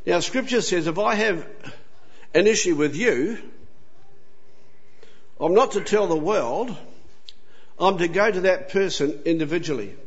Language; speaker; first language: English; native; English